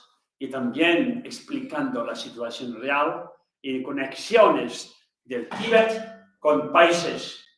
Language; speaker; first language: Spanish; non-native, learner; Tibetan